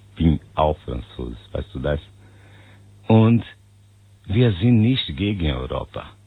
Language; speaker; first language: German; non-native, fluent; Portuguese